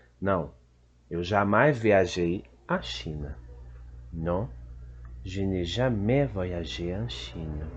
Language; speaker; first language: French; non-native, fluent; Portuguese